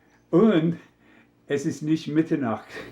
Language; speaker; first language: German; non-native, learner; English